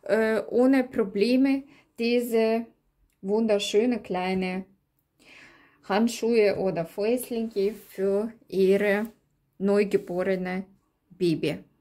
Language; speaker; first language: German; non-native, learner; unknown